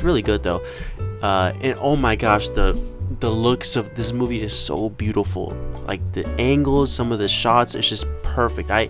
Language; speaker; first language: English; native; English